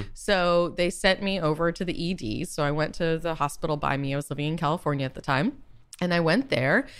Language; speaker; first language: English; native; English